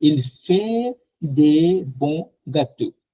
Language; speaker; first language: French; non-native, learner; Bangla